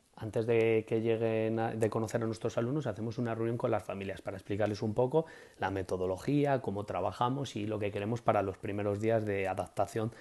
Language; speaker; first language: Spanish; native; Spanish